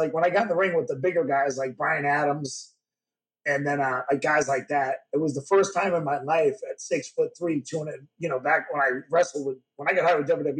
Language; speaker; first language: English; native; English